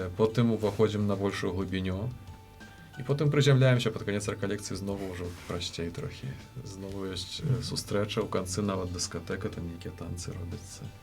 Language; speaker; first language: Belarusian; native; Belarusian